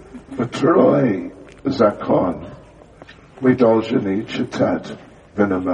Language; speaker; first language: Russian; non-native, learner; English